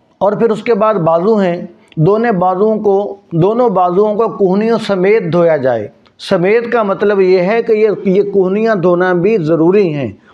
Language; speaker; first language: Urdu; non-native, local second language; Punjabi